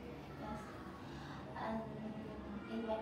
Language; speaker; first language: English; non-native, learner; Vietnamese